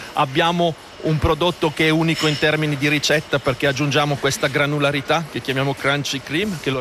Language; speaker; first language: Italian; native; Italian